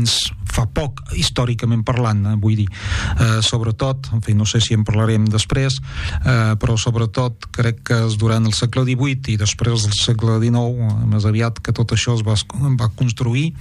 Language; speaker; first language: Catalan; non-native, fluent; French